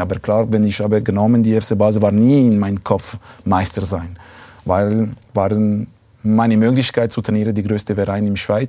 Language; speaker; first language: German; non-native, fluent; Italian